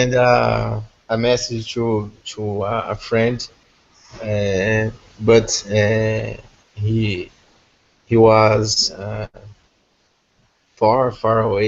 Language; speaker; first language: English; non-native, learner; Portuguese